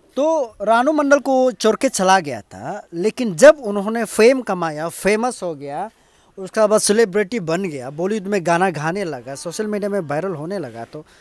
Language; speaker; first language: Hindi; non-native, local second language; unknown